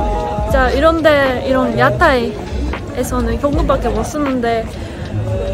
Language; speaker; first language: Korean; non-native, fluent; Japanese